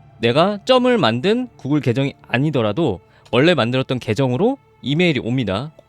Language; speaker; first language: Korean; native; Korean